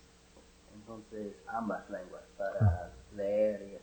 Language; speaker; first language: Spanish; non-native, fluent; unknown